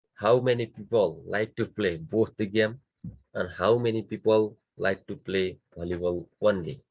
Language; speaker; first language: English; non-native, local second language; Nepali